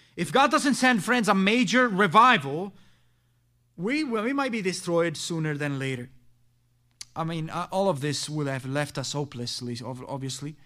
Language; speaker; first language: English; non-native, fluent; Italian